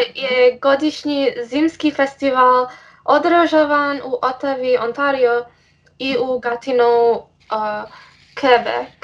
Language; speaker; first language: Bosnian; early bilingual, heritage; English